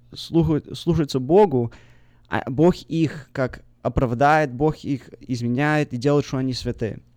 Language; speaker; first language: Russian; early bilingual, heritage; Russian